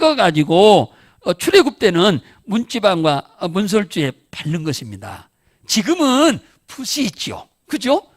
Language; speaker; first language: Korean; native; Korean